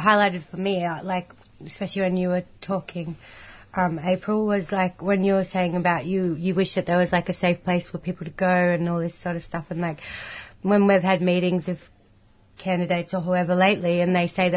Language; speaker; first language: English; native; English